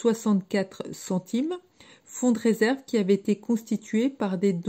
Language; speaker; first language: French; native; French